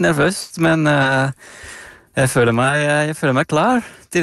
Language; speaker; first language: Norwegian; non-native, fluent; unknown